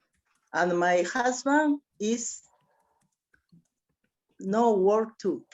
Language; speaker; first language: English; non-native, learner; Spanish